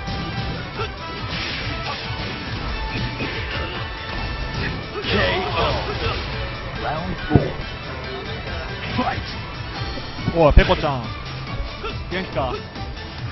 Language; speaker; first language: Japanese; native; Japanese